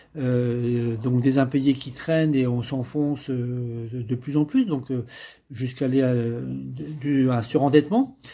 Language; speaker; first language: French; native; French